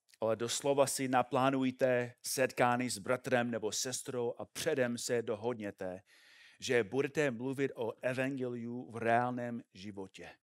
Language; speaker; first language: Czech; non-native, fluent; English